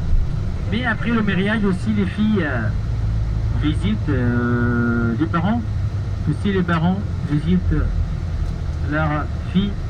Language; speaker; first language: French; non-native, learner; Arabic